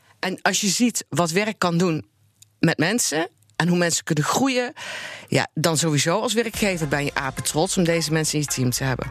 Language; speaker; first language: Dutch; native; Dutch